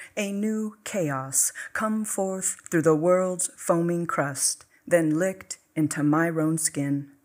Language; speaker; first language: English; native; English